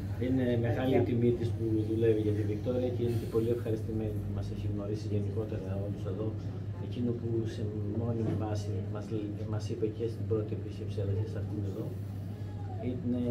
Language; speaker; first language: Greek; native; Greek